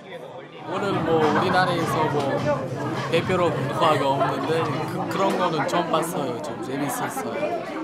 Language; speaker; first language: Korean; non-native, fluent; Uzbek